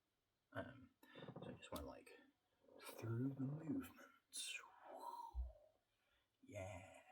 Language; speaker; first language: English; native; English